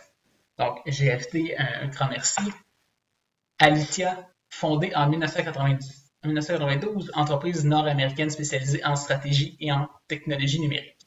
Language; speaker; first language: French; native; French